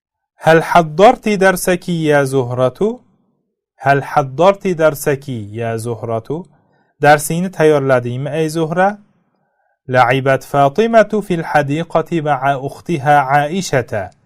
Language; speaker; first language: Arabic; non-native, fluent; Uzbek